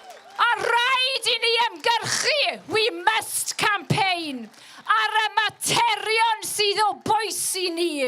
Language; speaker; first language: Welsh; non-native, local second language; English